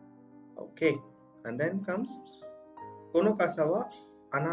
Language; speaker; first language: Japanese; non-native, fluent; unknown